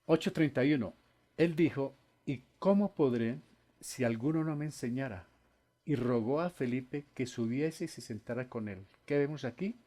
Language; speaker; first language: Spanish; native; Spanish